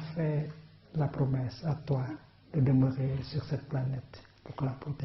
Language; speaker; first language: French; non-native, fluent; Vietnamese